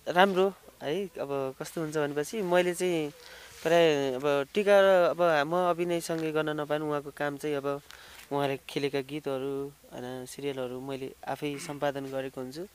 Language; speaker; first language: Nepali; native; Nepali